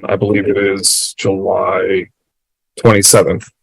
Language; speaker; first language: English; native; English